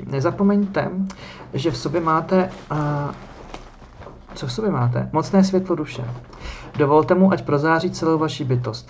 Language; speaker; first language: Czech; native; Czech